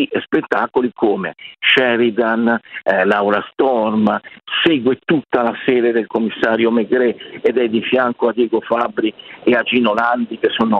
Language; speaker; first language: Italian; native; Italian